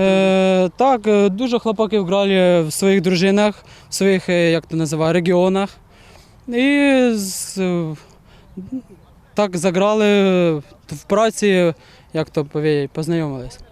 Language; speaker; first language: Polish; non-native, learner; Ukrainian